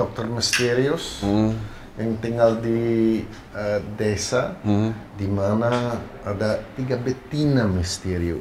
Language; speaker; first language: Indonesian; non-native, fluent; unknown